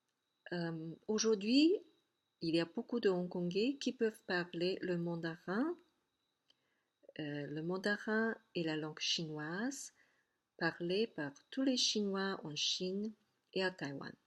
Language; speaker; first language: French; non-native, fluent; Cantonese